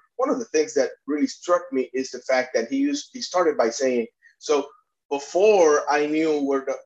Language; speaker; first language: English; non-native, fluent; Spanish